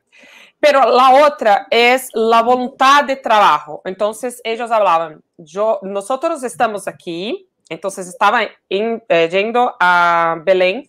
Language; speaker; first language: Spanish; non-native, fluent; Portuguese